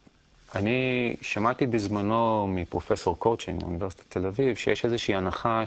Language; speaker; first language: Hebrew; native; Hebrew